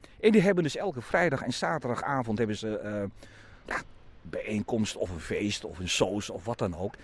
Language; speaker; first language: Dutch; native; Dutch